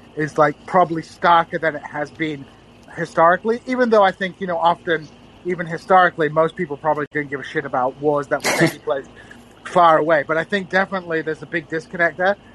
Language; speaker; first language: English; native; English